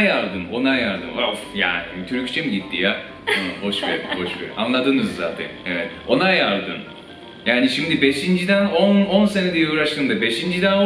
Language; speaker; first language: Turkish; non-native, fluent; Japanese